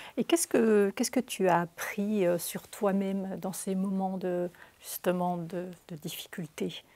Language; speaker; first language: French; native; French